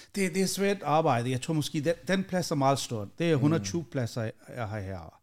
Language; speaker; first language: Danish; non-native, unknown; Urdu